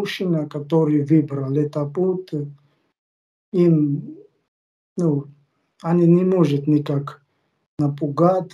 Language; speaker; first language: Russian; non-native, fluent; Georgian